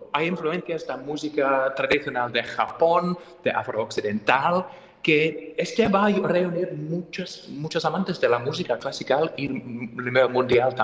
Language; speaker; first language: Spanish; non-native, fluent; English